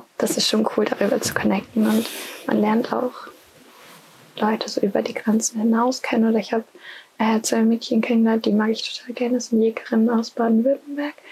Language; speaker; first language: German; native; German